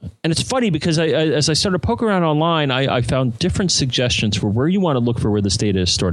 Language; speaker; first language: English; native; English